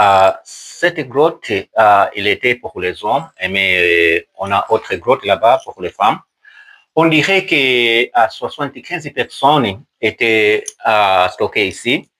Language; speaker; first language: French; non-native, learner; Swahili